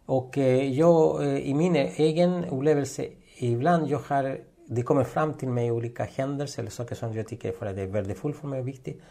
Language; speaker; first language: Swedish; non-native, fluent; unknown